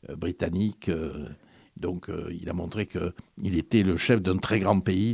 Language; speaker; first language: French; native; French